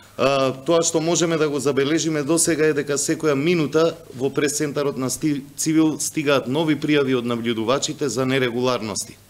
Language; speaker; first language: Macedonian; non-native, local second language; Albanian